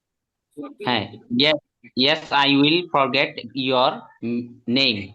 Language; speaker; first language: English; non-native, learner; Bangla